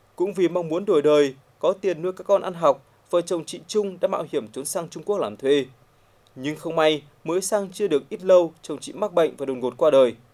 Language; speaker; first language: Vietnamese; native; Vietnamese